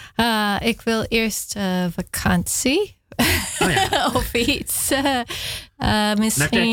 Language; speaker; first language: Dutch; non-native, fluent; English